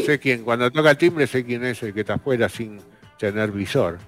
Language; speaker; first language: Spanish; native; Spanish